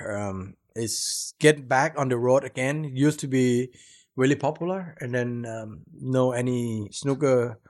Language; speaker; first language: English; non-native, fluent; Thai